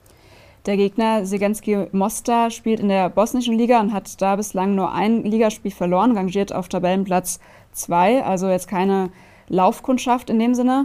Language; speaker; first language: German; native; German